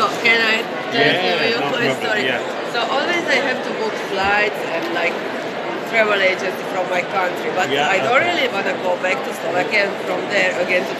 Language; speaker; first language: English; non-native, learner; Hungarian